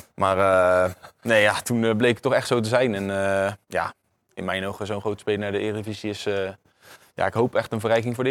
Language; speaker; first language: Dutch; native; Dutch